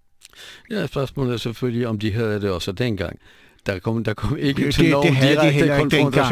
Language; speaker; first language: Danish; non-native, fluent; Polish